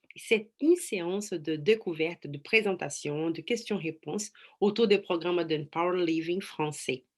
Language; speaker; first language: French; non-native, fluent; Portuguese